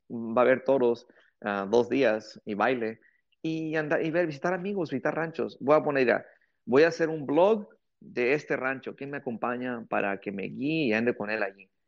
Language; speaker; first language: Spanish; early bilingual, heritage; Spanish